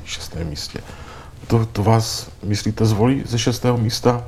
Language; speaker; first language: Czech; native; Czech